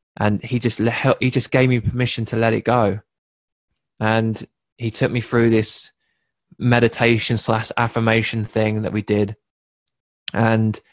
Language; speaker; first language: English; native; English